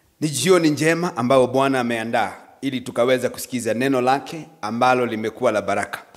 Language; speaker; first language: Swahili; non-native, local second language; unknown